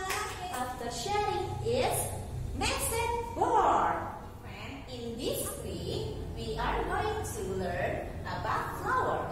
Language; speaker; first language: English; non-native, learner; Indonesian